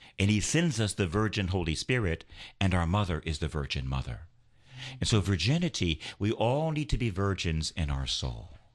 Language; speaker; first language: English; native; English